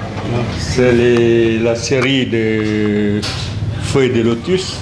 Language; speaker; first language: French; non-native, fluent; Lao